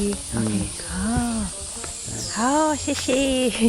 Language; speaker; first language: Chinese; non-native, fluent; Mongolian